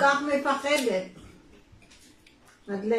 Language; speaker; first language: Hebrew; non-native, learner; Filipino